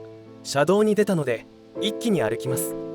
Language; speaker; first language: Japanese; native; Japanese